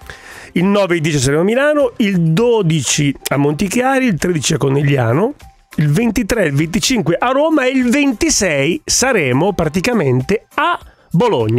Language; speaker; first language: Italian; native; Italian